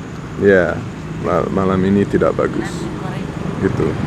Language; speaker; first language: Indonesian; non-native, fluent; English